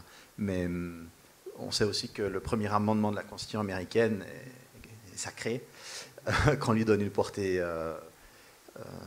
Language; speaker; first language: French; native; French